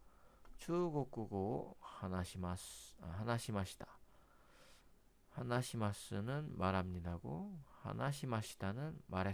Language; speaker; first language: Japanese; non-native, learner; Korean